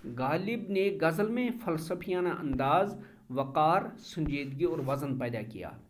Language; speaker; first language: Urdu; non-native, local second language; Kashmiri